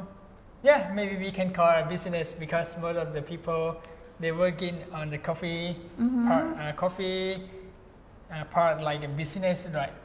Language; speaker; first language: English; non-native, fluent; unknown